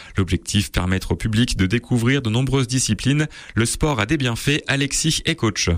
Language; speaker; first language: French; native; French